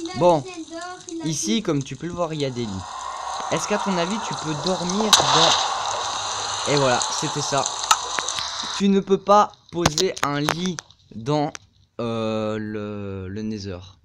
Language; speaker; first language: French; native; French